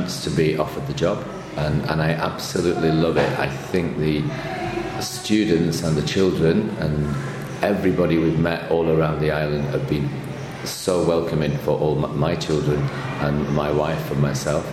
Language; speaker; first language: English; native; English